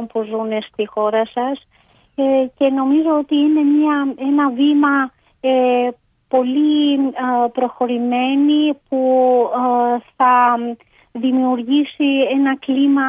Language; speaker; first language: Greek; non-native, fluent; Albanian